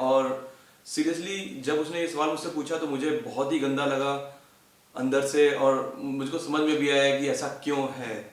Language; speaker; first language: Hindi; native; Hindi